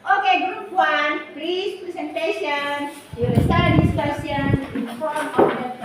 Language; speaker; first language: English; non-native, learner; Indonesian